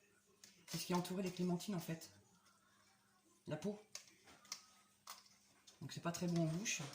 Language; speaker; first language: French; native; French